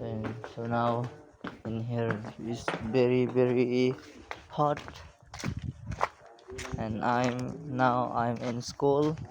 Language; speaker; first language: English; non-native, learner; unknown